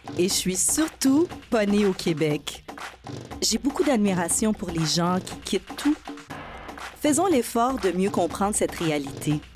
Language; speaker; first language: French; early bilingual, other home language; Haitian Creole